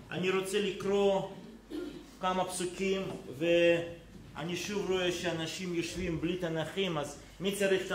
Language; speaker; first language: Hebrew; non-native, fluent; Russian